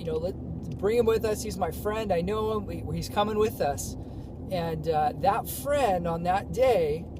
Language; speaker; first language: English; native; English